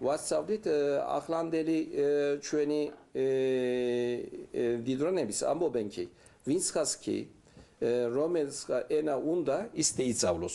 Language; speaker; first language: Georgian; early bilingual, heritage; Turkish